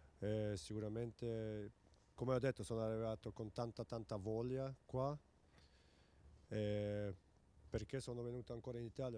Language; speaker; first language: Italian; non-native, fluent; Serbian